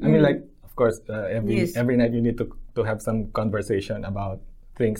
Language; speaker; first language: English; non-native, local second language; Filipino